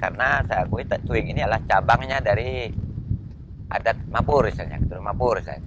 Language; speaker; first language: Indonesian; non-native, local second language; Malay